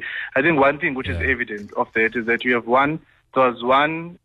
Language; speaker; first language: English; non-native, local second language; Xhosa